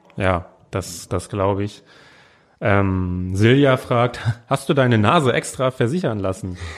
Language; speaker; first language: German; native; German